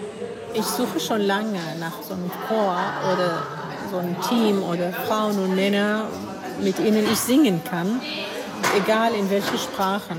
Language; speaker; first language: German; non-native, fluent; Arabic